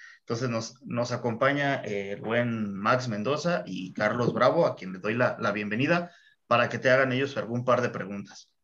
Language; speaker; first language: Spanish; native; Spanish